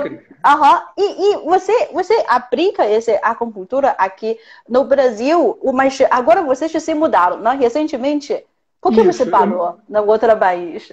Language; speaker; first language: Portuguese; non-native, fluent; Chinese